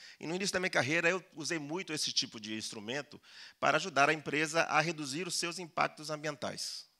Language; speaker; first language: Portuguese; early bilingual, other home language; Spanish